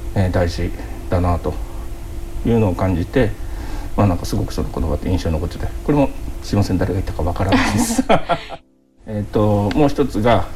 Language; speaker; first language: Japanese; native; Japanese